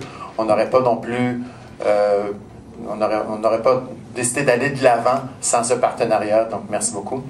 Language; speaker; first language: French; native; French